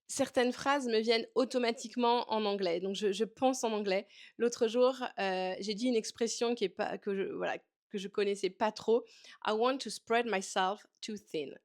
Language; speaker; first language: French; native; French